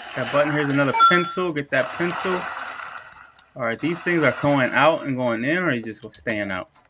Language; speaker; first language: English; native; English